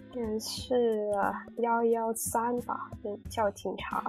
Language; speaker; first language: Chinese; non-native, learner; Vietnamese